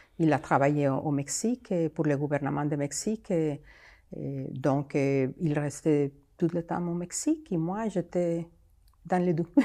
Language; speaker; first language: French; non-native, fluent; Spanish